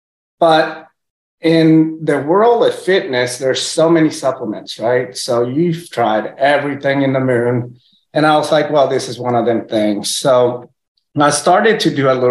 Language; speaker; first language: English; early bilingual, other home language; Spanish